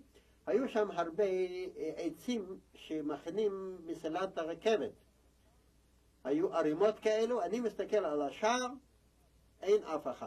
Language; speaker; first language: Hebrew; non-native, fluent; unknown